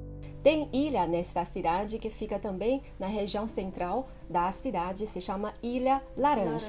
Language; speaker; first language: Portuguese; non-native, fluent; Chinese